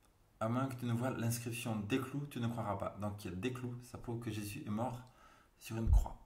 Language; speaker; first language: French; native; French